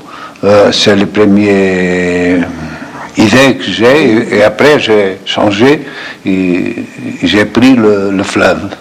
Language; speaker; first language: French; non-native, fluent; Portuguese